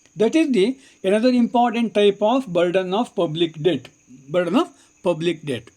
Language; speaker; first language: English; non-native, local second language; Kannada